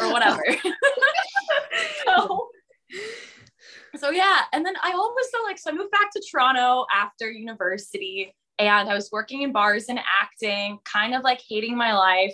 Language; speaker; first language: English; native; English